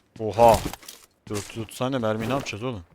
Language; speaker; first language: Turkish; native; Turkish